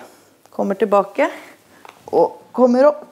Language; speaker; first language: Norwegian; native; Norwegian